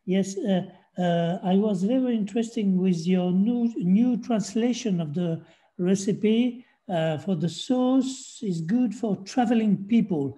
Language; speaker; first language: English; non-native, fluent; French